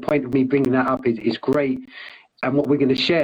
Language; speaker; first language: English; native; English